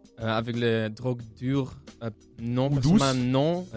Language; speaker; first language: French; non-native, local second language; Dutch